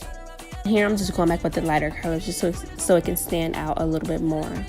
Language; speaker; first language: English; native; English